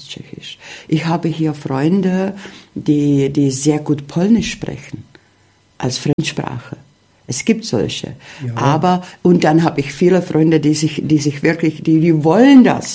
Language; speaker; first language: German; early bilingual, heritage; Czech